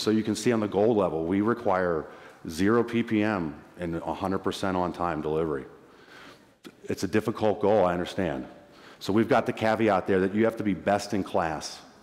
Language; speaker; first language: English; native; English